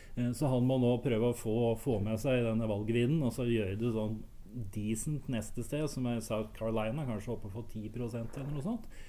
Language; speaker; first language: Norwegian; native; Norwegian